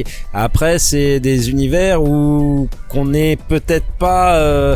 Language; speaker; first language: French; native; French